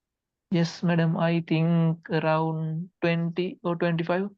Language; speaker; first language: English; non-native, learner; Sinhala